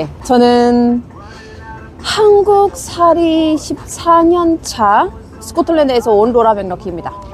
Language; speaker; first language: Korean; non-native, fluent; English